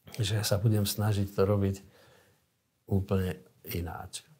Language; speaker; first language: Slovak; native; Slovak